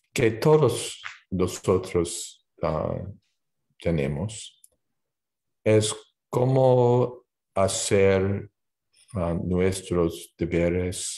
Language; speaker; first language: Spanish; non-native, fluent; English